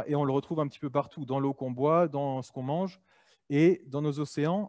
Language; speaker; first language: French; native; French